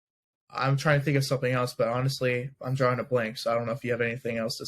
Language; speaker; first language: English; native; English